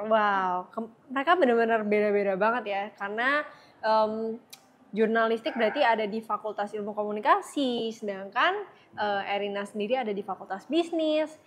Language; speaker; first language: Indonesian; native; Indonesian